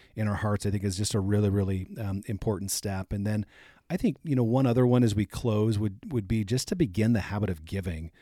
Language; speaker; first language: English; native; English